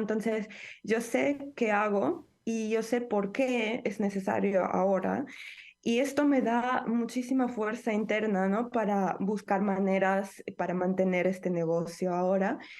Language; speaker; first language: Spanish; non-native, fluent; Ukrainian